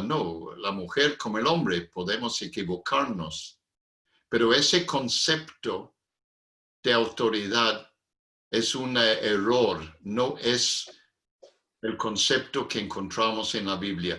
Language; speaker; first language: Spanish; non-native, fluent; English